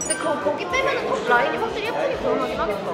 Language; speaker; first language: Korean; native; Korean